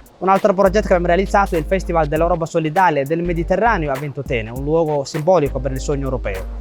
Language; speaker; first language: Italian; non-native, fluent; Somali